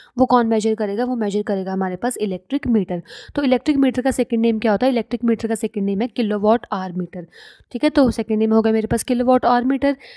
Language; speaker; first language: Hindi; native; Hindi